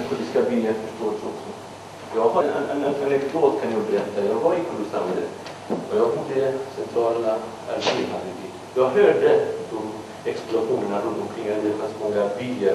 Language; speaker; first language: Swedish; non-native, fluent; Kurdish